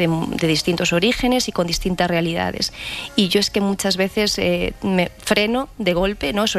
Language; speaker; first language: Spanish; native; Spanish